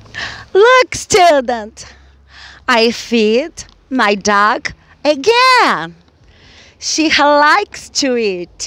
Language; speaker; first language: English; non-native, fluent; Portuguese